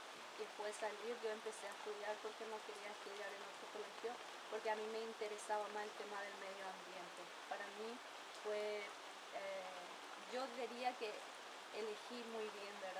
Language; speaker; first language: Spanish; non-native, local second language; Guarani